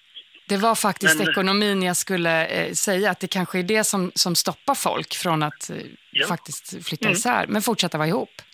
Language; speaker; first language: Swedish; native; Swedish